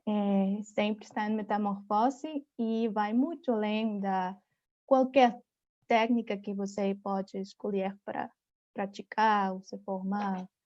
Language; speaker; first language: Portuguese; non-native, fluent; Spanish